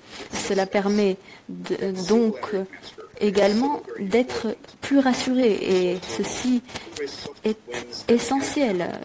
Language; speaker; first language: French; native; French